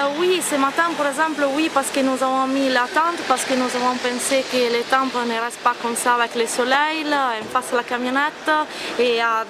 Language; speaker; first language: French; non-native, learner; Italian